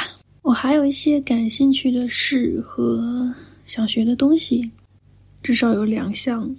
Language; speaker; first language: Chinese; native; Chinese